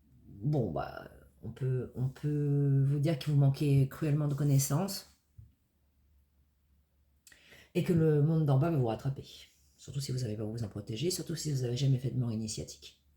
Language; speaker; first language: French; native; French